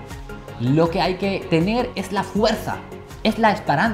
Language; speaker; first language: Spanish; non-native, fluent; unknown